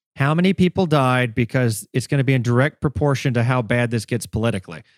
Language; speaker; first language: English; native; English